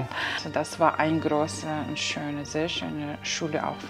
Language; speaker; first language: German; non-native, fluent; Kazakh